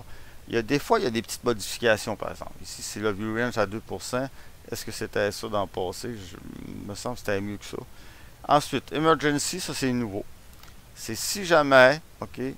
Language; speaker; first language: French; native; French